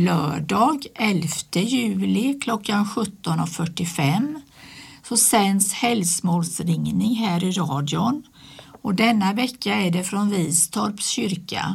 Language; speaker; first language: Swedish; native; Swedish